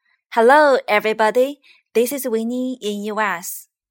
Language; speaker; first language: English; non-native, fluent; Chinese